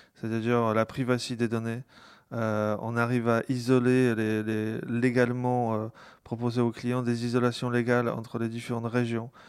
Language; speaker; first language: French; non-native, fluent; Polish